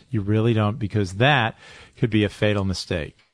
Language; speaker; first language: English; native; English